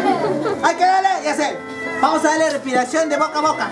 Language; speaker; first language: Spanish; native; Spanish